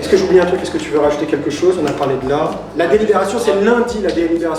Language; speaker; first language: French; native; French